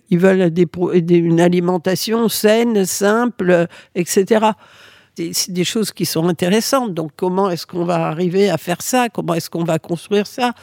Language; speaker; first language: French; early bilingual, other home language; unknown